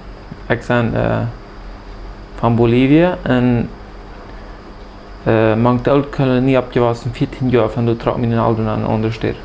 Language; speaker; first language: German; early bilingual, heritage; Plautdietsch